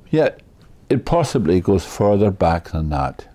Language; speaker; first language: English; native; English